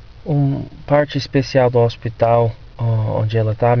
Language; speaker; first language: Portuguese; non-native, fluent; English